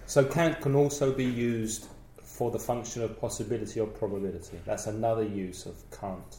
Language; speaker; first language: English; native; English